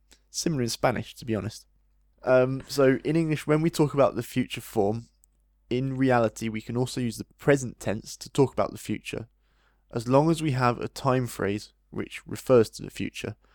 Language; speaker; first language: English; native; English